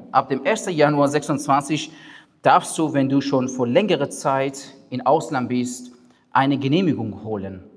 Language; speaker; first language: German; non-native, fluent; Persian